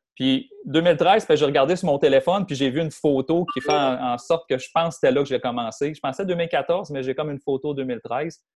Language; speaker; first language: French; native; French